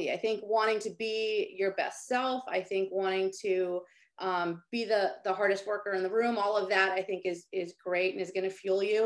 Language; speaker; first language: English; native; English